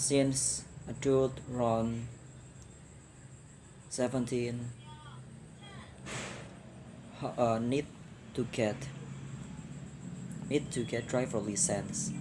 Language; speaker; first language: English; non-native, learner; Indonesian